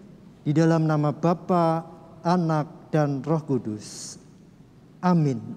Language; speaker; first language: Indonesian; native; Indonesian